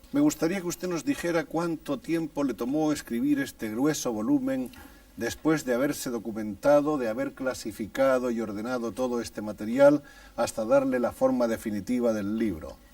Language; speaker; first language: Spanish; native; Spanish